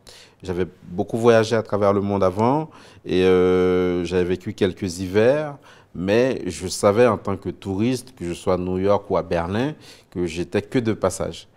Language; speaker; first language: French; non-native, local second language; Haitian Creole